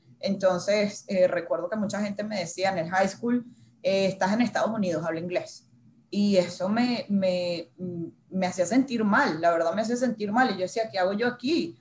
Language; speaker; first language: Spanish; native; Spanish